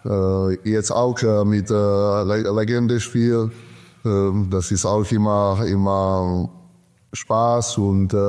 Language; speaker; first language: German; non-native, learner; Czech